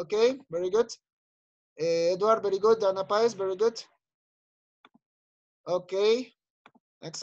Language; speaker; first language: English; non-native, learner; Spanish